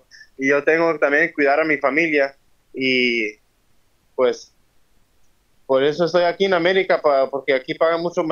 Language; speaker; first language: Spanish; early bilingual, heritage; Spanish